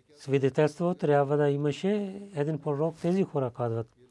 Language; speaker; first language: Bulgarian; non-native, learner; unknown